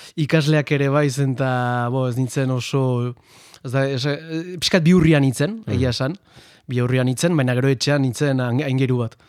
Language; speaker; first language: Basque; non-native, local second language; Spanish